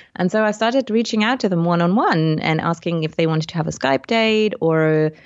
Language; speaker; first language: English; non-native, fluent; Luxembourgish